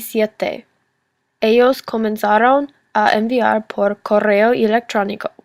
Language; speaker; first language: Spanish; non-native, learner; English